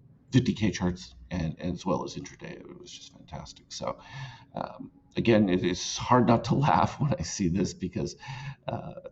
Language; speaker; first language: English; native; English